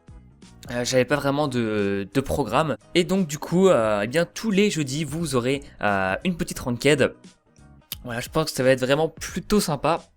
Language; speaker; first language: French; native; French